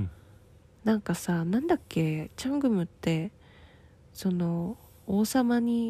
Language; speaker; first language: Japanese; native; Japanese